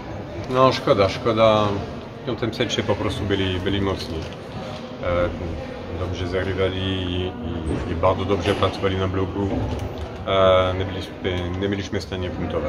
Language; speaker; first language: Polish; non-native, fluent; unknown